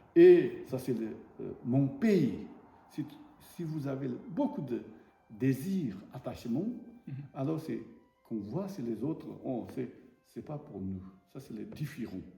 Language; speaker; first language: French; non-native, learner; Tibetan